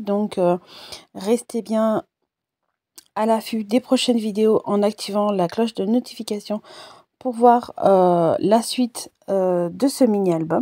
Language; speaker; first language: French; native; French